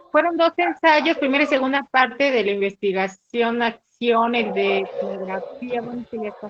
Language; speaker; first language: Spanish; native; Spanish